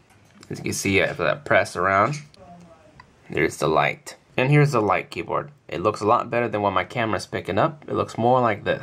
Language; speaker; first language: English; native; English